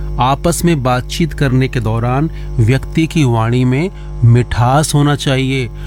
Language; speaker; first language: Hindi; native; Hindi